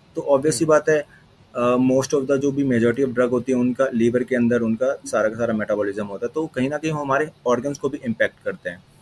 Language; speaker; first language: Hindi; native; Hindi